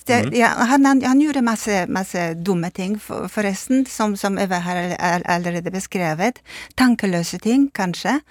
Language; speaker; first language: Norwegian; non-native, fluent; Polish